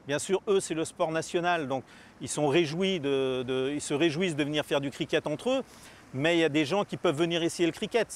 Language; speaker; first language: French; native; French